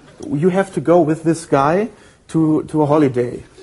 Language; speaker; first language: English; non-native, fluent; German